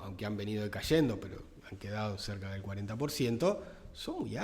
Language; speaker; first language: Spanish; native; Spanish